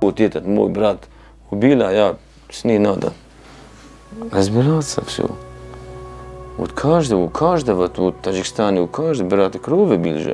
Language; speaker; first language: Russian; non-native, local second language; Tajik